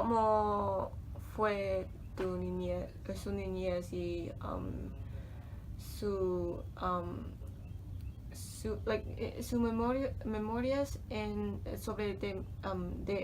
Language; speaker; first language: Spanish; non-native, learner; English